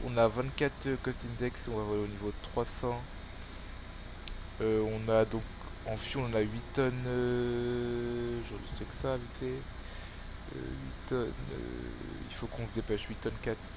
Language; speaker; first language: French; native; French